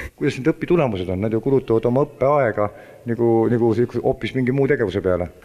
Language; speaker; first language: Estonian; native; Estonian